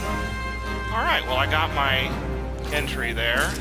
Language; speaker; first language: English; native; English